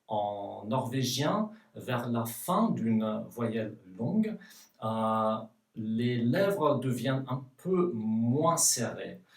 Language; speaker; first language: French; non-native, fluent; Norwegian